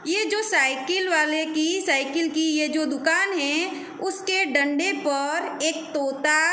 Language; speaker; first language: Hindi; non-native, local second language; Gujarati